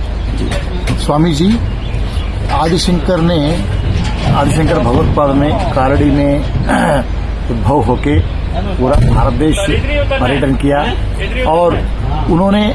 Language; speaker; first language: Hindi; non-native, local second language; Telugu